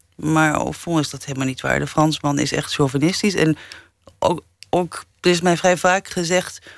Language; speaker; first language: Dutch; early bilingual, other home language; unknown